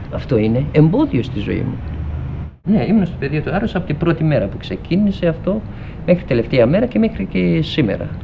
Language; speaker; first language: Greek; non-native, fluent; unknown